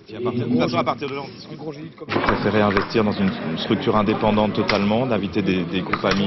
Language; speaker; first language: French; native; French